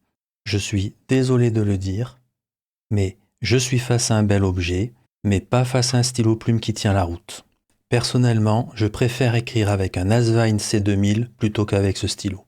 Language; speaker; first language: French; native; French